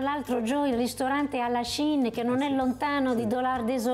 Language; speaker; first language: Italian; early bilingual, heritage; Italian